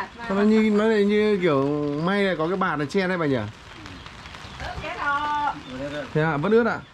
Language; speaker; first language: Vietnamese; native; Vietnamese